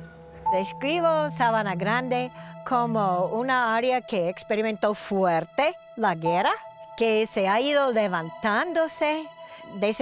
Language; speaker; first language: Spanish; non-native, fluent; English